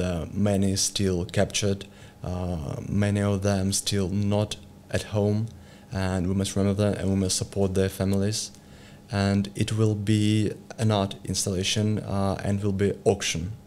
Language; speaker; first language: English; non-native, learner; Ukrainian